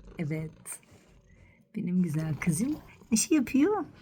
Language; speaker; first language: Turkish; early bilingual, heritage; Turkish